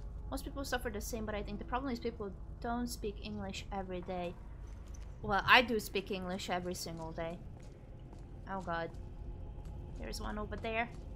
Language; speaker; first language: English; non-native, fluent; Hungarian